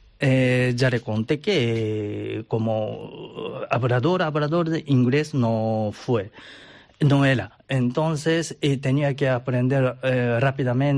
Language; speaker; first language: Spanish; non-native, learner; Japanese